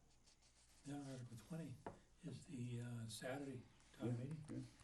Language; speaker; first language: English; native; English